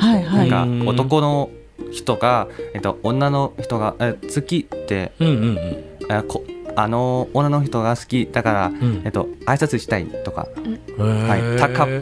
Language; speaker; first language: Japanese; non-native, learner; Thai